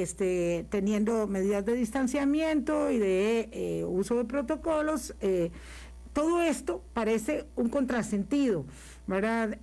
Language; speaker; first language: Spanish; native; Spanish